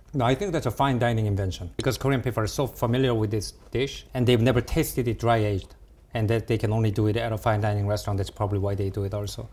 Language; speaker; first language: English; early bilingual, other home language; Korean